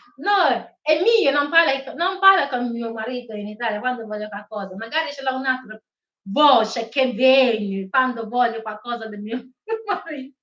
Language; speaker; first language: Italian; non-native, learner; Igbo